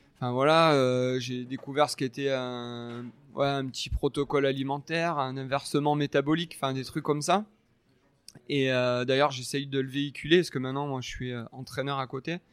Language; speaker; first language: French; native; French